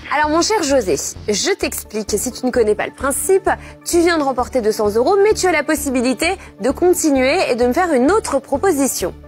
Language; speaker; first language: French; native; French